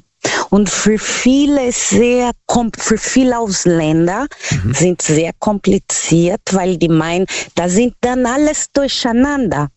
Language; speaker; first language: German; non-native, fluent; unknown